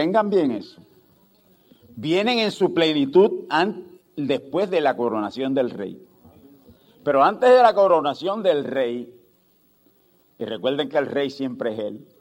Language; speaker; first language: Spanish; native; Spanish